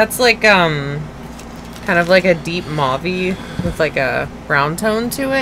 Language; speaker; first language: English; native; English